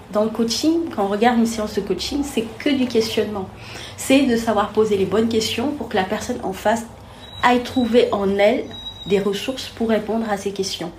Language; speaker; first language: French; non-native, local second language; Wolof